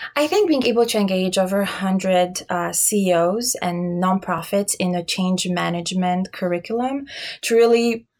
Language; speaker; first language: English; early bilingual, other home language; Albanian